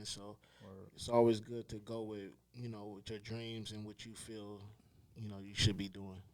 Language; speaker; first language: English; native; English